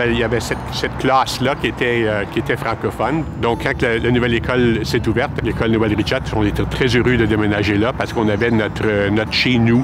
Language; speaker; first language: French; native; French